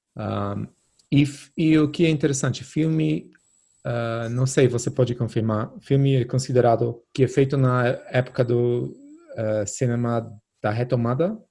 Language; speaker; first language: Portuguese; non-native, fluent; Polish